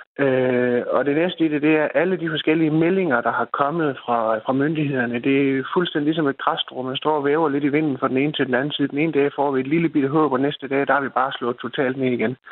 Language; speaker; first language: Danish; native; Danish